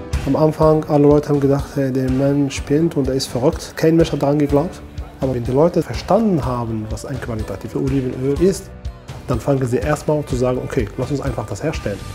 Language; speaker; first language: German; non-native, fluent; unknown